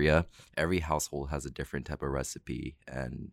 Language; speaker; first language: English; native; English